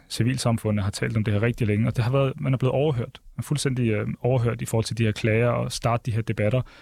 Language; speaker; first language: Danish; early bilingual, other home language; Arabic